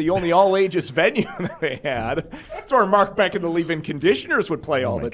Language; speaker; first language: English; native; English